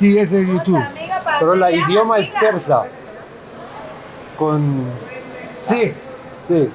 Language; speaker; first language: Spanish; non-native, learner; Persian